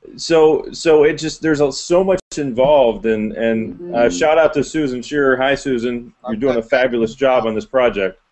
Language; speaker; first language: English; native; English